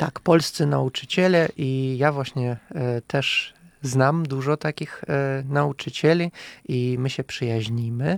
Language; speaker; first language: Polish; non-native, fluent; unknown